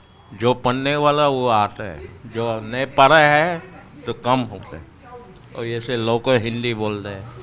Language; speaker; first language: Hindi; non-native, local second language; Chinese